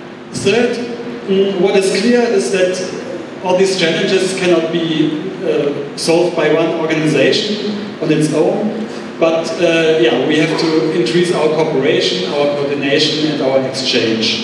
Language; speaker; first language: English; non-native, fluent; German